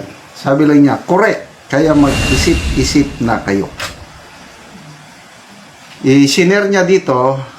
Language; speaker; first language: Filipino; native; Filipino